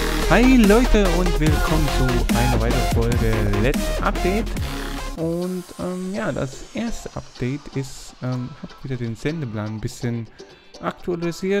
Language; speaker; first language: German; native; German